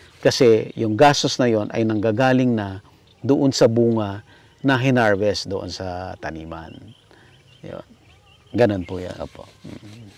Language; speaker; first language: Filipino; native; Filipino